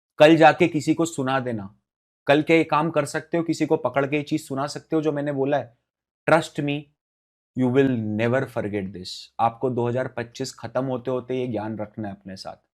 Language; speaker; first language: Hindi; native; Hindi